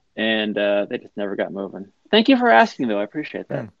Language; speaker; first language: English; native; English